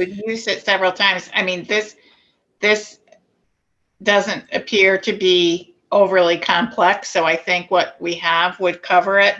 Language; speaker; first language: English; native; English